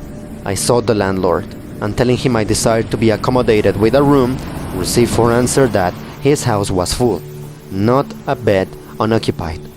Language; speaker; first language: English; non-native, fluent; Spanish